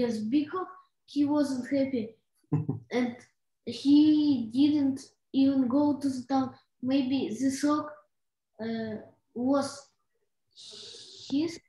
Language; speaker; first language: English; non-native, learner; Russian